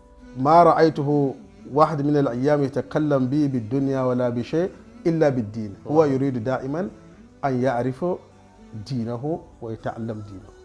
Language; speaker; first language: Arabic; non-native, fluent; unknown